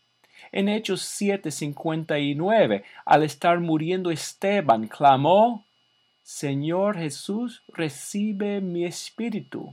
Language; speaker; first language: Spanish; non-native, fluent; English